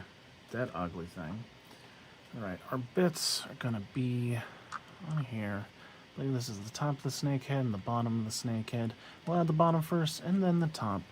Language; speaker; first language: English; native; English